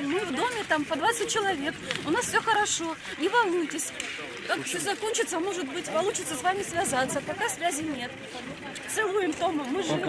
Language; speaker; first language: Russian; native; Russian